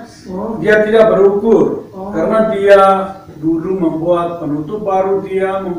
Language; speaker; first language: Indonesian; non-native, fluent; Turkish